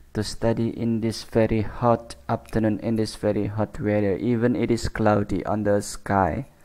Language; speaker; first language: English; non-native, fluent; Indonesian